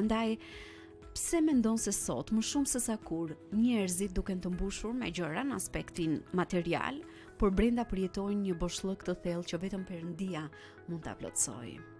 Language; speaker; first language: Albanian; native; Albanian